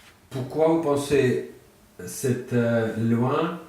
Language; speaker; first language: French; non-native, learner; Russian